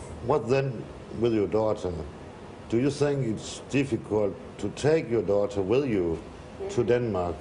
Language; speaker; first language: English; non-native, learner; Danish